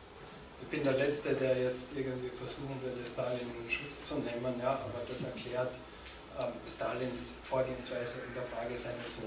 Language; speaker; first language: German; native; German